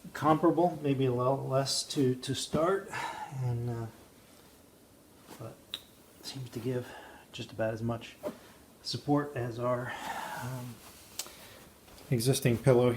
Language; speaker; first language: English; native; English